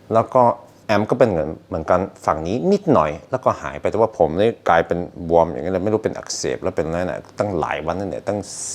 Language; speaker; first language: Thai; non-native, fluent; Norwegian